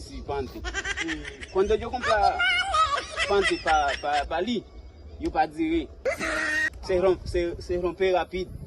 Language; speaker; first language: Spanish; non-native, learner; Haitian Creole